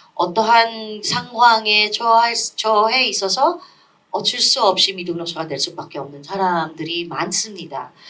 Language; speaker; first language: Korean; non-native, fluent; Filipino